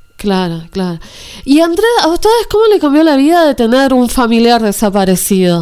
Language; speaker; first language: Spanish; native; Spanish